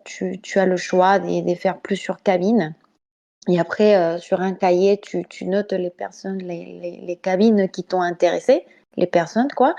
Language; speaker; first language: French; non-native, fluent; Spanish